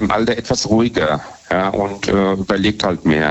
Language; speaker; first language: German; native; German